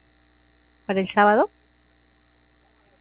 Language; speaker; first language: Spanish; native; Spanish